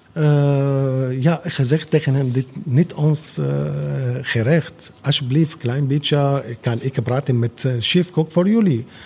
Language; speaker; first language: Dutch; non-native, learner; Arabic